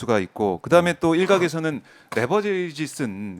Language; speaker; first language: Korean; native; Korean